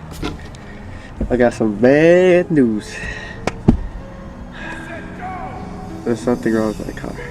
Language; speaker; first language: English; native; English